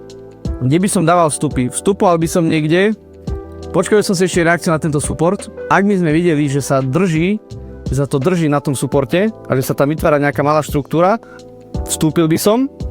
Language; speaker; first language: Slovak; native; Slovak